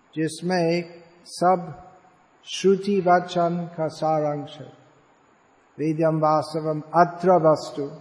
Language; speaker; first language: Hindi; non-native, fluent; English